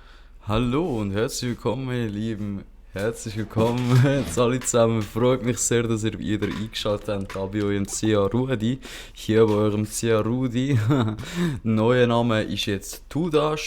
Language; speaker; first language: German; non-native, local second language; Swiss German